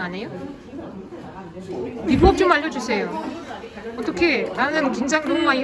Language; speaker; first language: Korean; non-native, learner; Russian